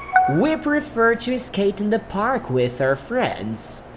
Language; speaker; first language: English; non-native, fluent; Portuguese